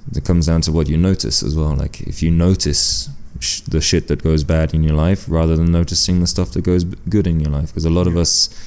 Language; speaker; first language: English; early bilingual, other home language; French